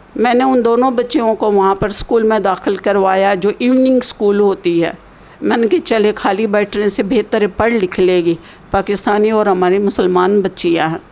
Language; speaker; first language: Hindi; native; Hindi